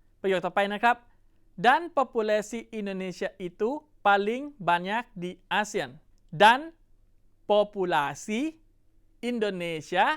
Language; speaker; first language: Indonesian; non-native, fluent; Thai